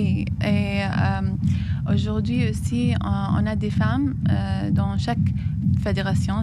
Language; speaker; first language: French; non-native, fluent; Arabic